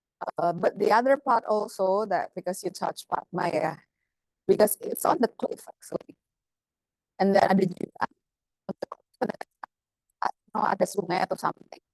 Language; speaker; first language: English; non-native, fluent; Indonesian